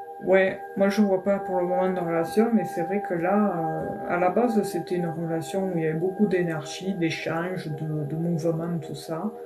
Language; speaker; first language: French; native; French